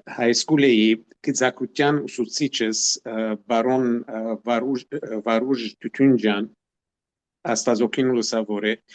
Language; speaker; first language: Armenian; native; Armenian